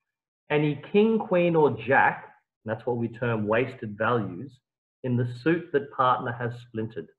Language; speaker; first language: English; native; English